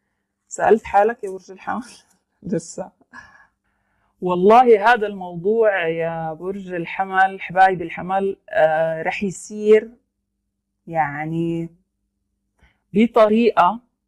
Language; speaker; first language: Arabic; native; Arabic